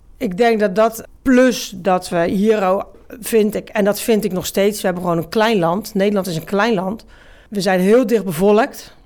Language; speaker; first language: Dutch; native; Dutch